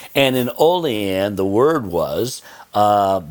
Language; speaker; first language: English; native; English